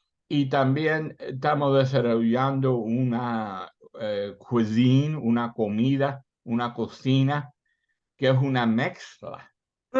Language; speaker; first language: Spanish; early bilingual, heritage; Spanish